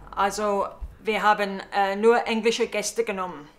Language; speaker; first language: German; early bilingual, heritage; English